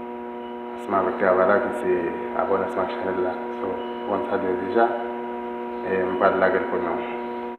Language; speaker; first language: French; non-native, learner; Haitian Creole